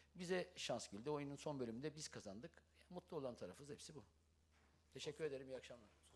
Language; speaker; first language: Turkish; native; Turkish